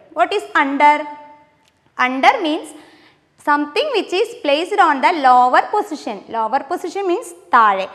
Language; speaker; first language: English; non-native, local second language; Malayalam